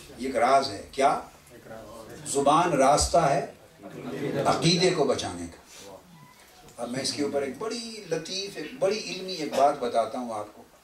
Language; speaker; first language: Urdu; non-native, local second language; Punjabi